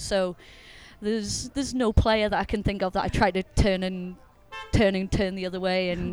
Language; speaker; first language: English; native; English